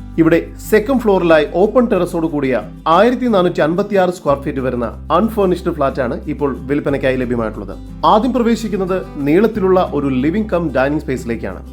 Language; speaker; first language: Malayalam; native; Malayalam